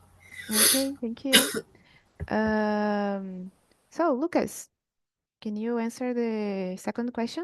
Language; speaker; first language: English; non-native, learner; Portuguese